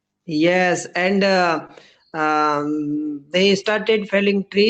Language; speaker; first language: English; non-native, learner; Rajasthani